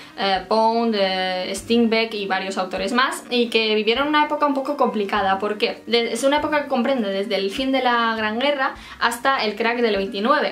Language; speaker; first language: Spanish; native; Spanish